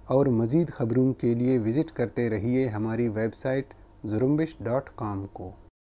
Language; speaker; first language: Urdu; non-native, local second language; Baluchi